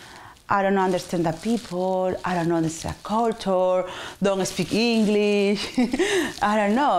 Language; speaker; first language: English; non-native, learner; Spanish